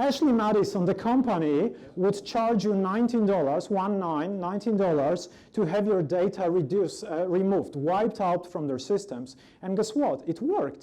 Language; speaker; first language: English; non-native, fluent; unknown